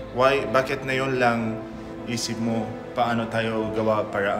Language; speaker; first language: Filipino; non-native, learner; Arabic